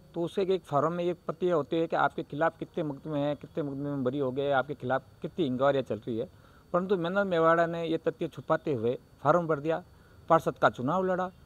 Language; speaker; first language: Hindi; native; Hindi